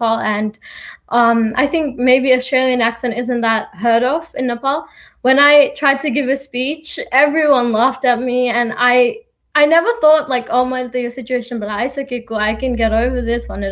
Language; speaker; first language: English; early bilingual, other home language; Nepali